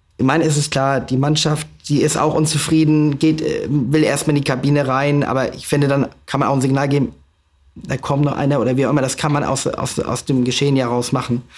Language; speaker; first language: German; native; German